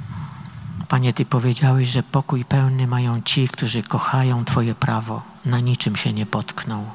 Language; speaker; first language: Polish; native; Polish